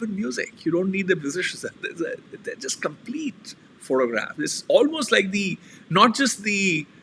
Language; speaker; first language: English; non-native, local second language; Punjabi